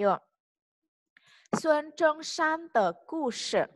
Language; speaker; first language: Chinese; non-native, fluent; Indonesian